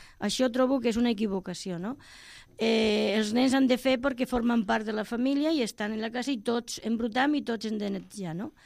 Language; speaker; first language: Catalan; non-native, local second language; Spanish